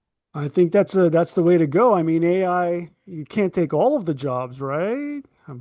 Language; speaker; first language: English; native; English